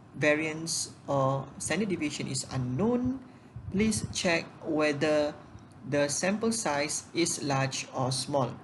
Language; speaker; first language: English; non-native, local second language; Malay